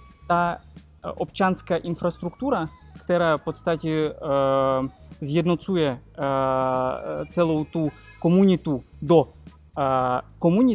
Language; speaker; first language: Czech; non-native, fluent; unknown